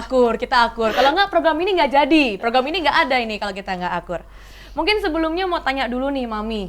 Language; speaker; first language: Indonesian; native; Indonesian